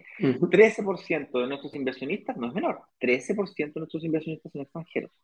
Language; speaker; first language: Spanish; native; Spanish